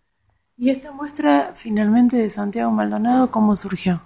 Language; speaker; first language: Spanish; native; Spanish